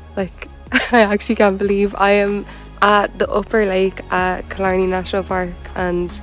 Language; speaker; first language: English; native; English